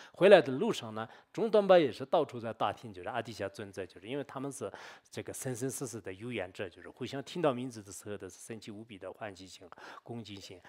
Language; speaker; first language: Chinese; non-native, local second language; Tibetan